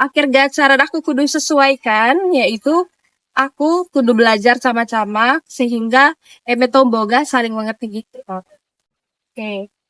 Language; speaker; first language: Indonesian; non-native, local second language; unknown